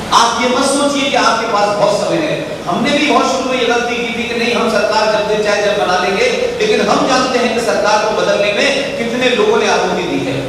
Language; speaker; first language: Hindi; native; Hindi